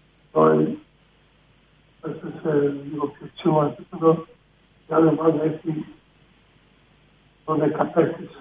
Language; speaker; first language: Greek; non-native, fluent; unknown